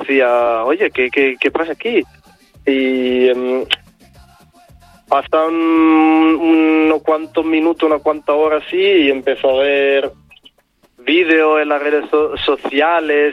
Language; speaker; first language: Spanish; non-native, fluent; Italian